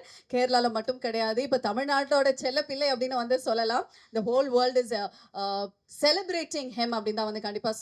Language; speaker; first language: Tamil; native; Tamil